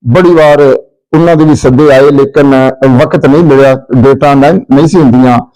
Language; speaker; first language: Punjabi; native; Punjabi